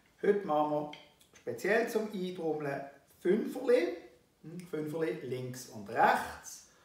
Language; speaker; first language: German; native; German